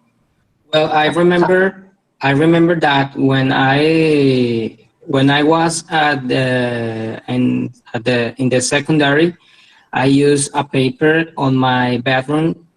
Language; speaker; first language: English; non-native, learner; Spanish